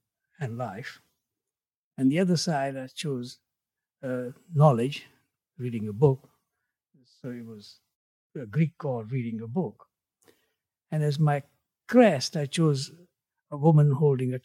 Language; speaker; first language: English; non-native, local second language; Gujarati